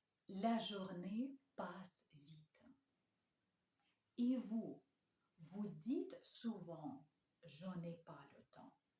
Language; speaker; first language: French; non-native, fluent; Russian